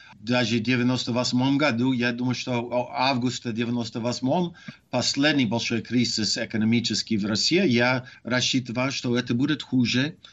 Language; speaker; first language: Russian; non-native, fluent; English